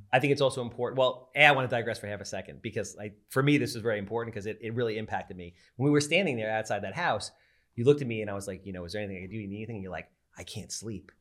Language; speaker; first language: English; native; English